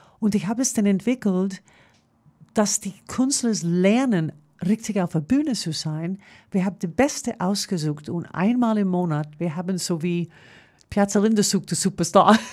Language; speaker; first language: German; non-native, fluent; English